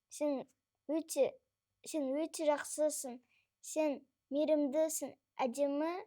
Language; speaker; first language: Kazakh; non-native, local second language; Russian